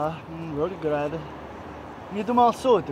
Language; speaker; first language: Russian; non-native, learner; English